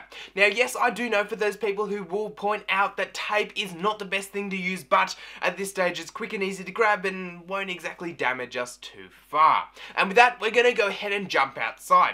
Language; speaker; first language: English; native; English